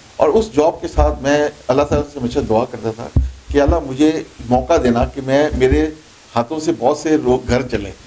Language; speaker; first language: Urdu; non-native, local second language; Punjabi